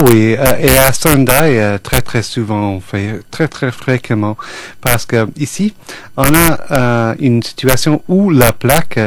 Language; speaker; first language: French; non-native, fluent; English